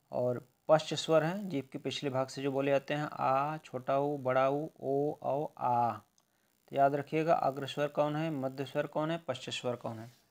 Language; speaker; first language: Hindi; native; Hindi